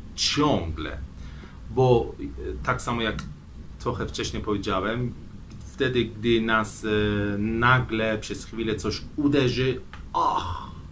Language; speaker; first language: Polish; non-native, fluent; Persian